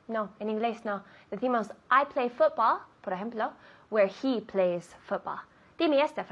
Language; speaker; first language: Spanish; non-native, fluent; English